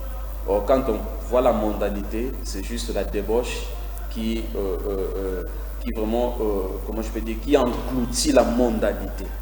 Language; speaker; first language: French; non-native, local second language; Lingala